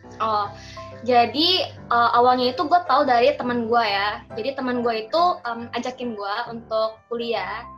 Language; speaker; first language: Indonesian; native; Indonesian